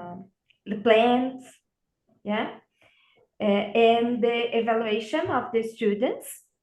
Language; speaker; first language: English; non-native, learner; Portuguese